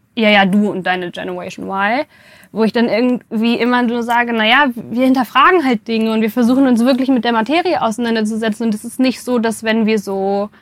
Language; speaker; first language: German; native; German